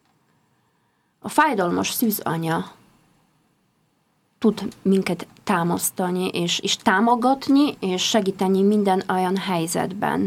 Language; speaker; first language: Hungarian; non-native, fluent; Polish